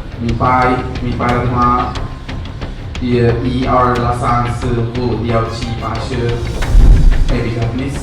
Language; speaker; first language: Chinese; non-native, learner; Tamil